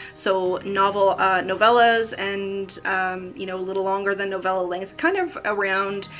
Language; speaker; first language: English; native; English